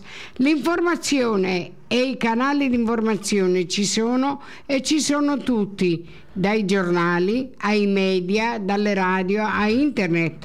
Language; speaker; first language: Italian; native; Italian